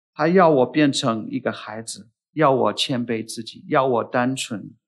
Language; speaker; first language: Chinese; non-native, fluent; English